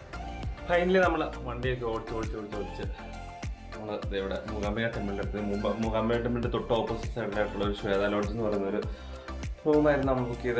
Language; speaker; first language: Malayalam; native; Malayalam